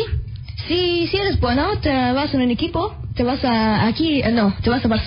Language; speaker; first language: Spanish; early bilingual, heritage; Spanish